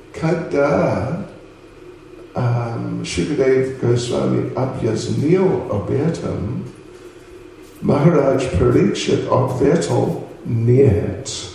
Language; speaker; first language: Russian; non-native, learner; English